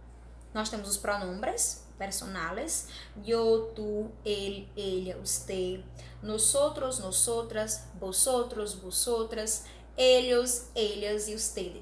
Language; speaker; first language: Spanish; non-native, learner; Portuguese